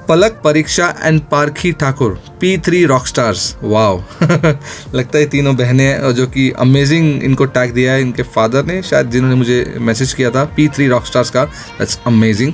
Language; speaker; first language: Hindi; native; Hindi